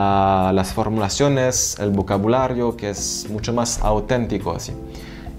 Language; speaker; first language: Spanish; non-native, fluent; French